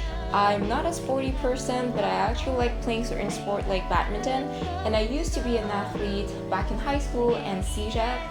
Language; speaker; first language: English; non-native, local second language; French